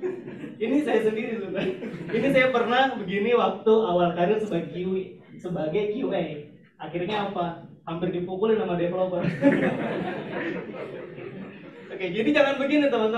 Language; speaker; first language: Indonesian; native; Indonesian